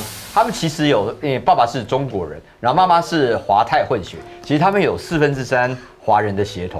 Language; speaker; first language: Chinese; native; Chinese